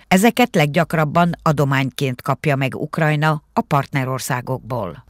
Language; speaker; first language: Hungarian; native; Hungarian